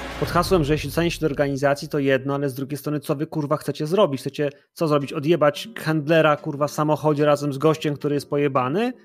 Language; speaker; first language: Polish; native; Polish